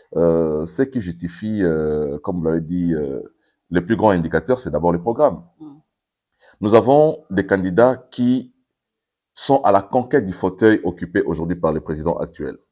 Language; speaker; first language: French; non-native, local second language; Lingala